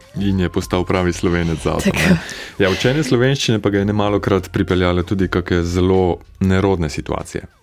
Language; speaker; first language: Slovenian; native; Slovenian